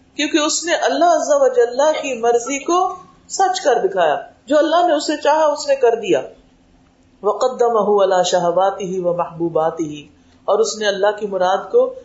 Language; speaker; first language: Urdu; native; Urdu